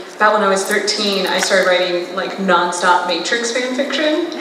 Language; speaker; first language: English; native; English